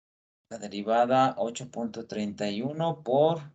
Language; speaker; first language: Spanish; native; Spanish